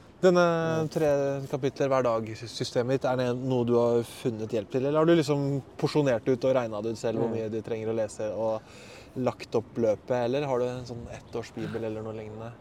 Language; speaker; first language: Norwegian; native; Norwegian